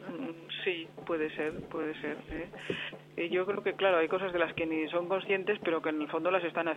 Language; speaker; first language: Spanish; native; Spanish